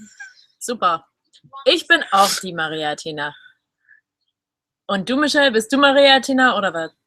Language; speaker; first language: German; non-native, fluent; English